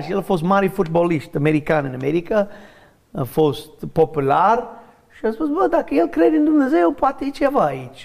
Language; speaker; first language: Romanian; non-native, learner; English